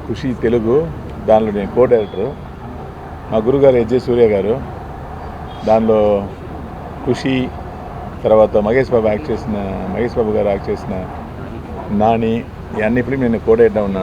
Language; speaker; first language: Telugu; non-native, learner; Tamil